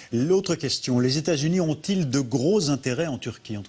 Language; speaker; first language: French; native; French